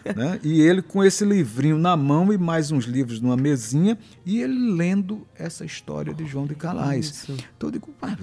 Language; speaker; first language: Portuguese; native; Portuguese